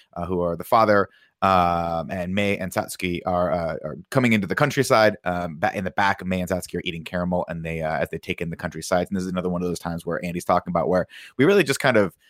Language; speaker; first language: English; native; English